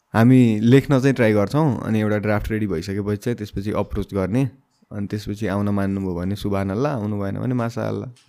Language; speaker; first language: Nepali; non-native, local second language; Bhojpuri